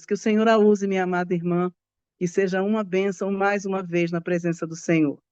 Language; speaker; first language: Portuguese; native; Portuguese